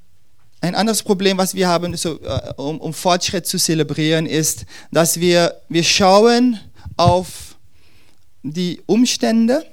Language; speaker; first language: German; non-native, fluent; Dutch